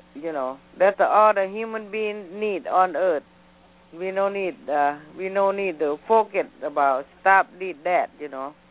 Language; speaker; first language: English; non-native, learner; Thai